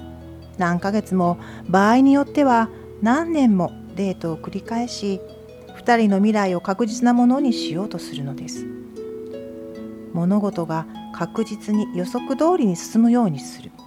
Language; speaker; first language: Japanese; native; Japanese